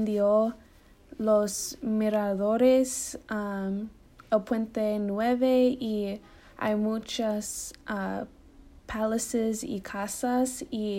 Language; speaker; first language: Spanish; non-native, learner; English